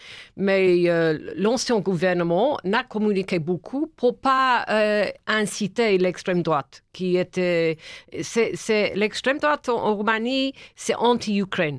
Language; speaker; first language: French; non-native, fluent; English